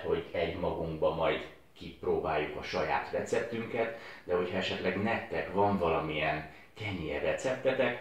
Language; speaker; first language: Hungarian; native; Hungarian